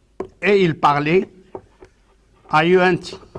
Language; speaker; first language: French; non-native, local second language; Arabic